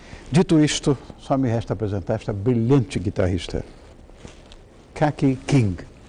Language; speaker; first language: Portuguese; native; Portuguese